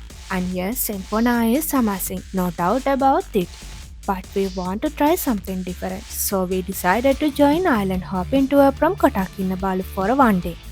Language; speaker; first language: English; non-native, fluent; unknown